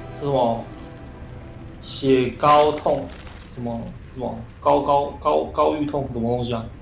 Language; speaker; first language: Chinese; native; Chinese